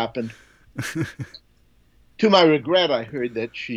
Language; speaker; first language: English; native; English